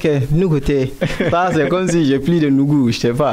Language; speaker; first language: French; non-native, local second language; Bambara